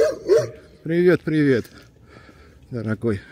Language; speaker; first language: Russian; native; Russian